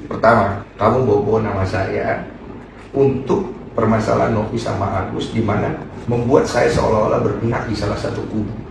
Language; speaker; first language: Indonesian; native; Indonesian